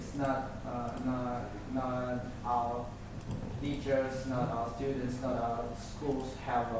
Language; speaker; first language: English; non-native, learner; Indonesian